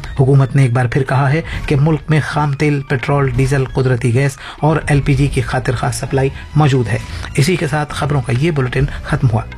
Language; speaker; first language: Urdu; native; Urdu